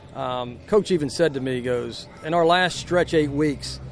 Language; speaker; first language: English; native; English